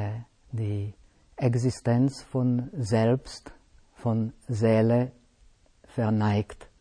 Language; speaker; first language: German; non-native, fluent; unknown